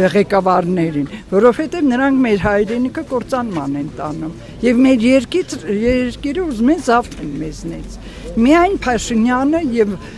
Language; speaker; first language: Armenian; native; Armenian